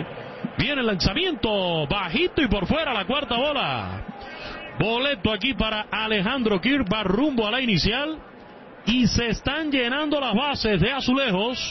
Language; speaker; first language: Spanish; native; Spanish